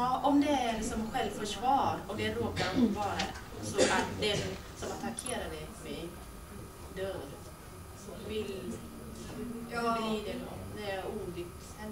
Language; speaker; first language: Swedish; non-native, fluent; Thai